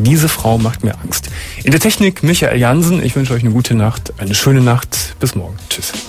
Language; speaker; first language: German; native; German